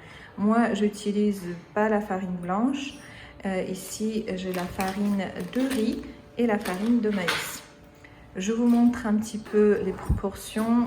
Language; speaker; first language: French; non-native, fluent; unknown